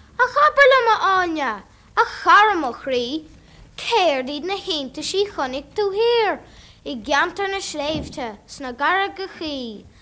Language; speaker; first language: Irish; native; Irish